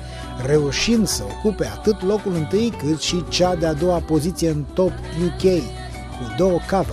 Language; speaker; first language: Romanian; native; Romanian